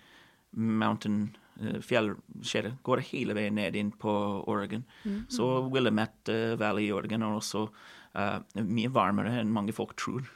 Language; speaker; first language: Norwegian; non-native, fluent; English